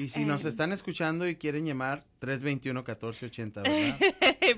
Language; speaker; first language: Spanish; native; Spanish